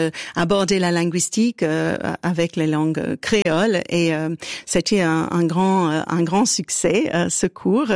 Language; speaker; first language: French; non-native, fluent; English